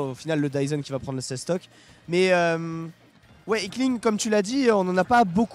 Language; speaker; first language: French; native; French